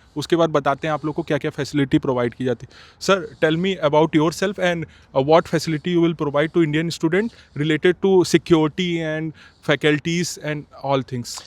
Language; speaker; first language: Hindi; native; Hindi